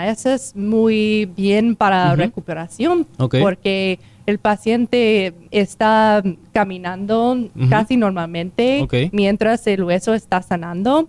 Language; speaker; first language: Spanish; non-native, learner; English